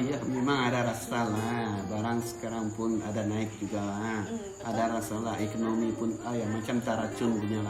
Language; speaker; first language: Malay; non-native, local second language; Tamil